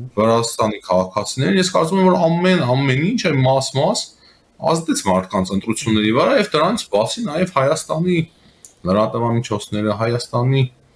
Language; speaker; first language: Armenian; native; Armenian